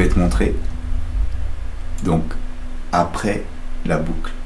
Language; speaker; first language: French; native; French